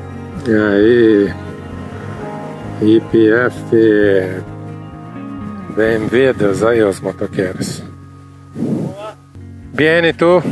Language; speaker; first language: Portuguese; non-native, fluent; Italian